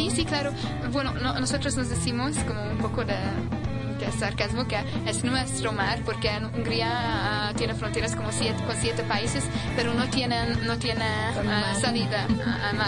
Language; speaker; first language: Spanish; non-native, fluent; Hungarian